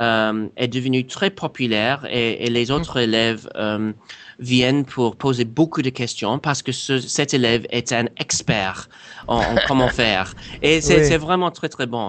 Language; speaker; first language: French; non-native, fluent; English